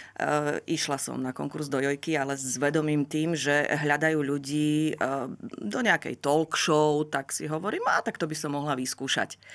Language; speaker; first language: Slovak; native; Slovak